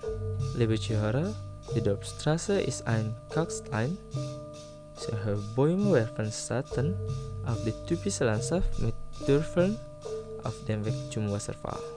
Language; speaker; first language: German; non-native, fluent; Indonesian